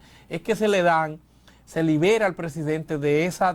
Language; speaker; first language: Spanish; native; Spanish